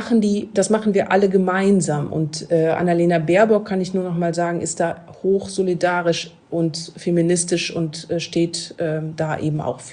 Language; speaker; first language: German; native; German